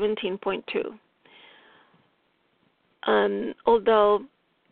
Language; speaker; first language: English; non-native, fluent; Italian